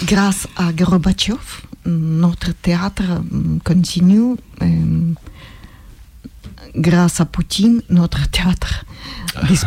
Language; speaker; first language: French; non-native, learner; Russian